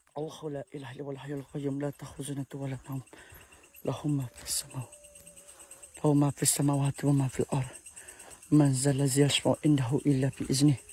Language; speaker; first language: Malay; native; Malay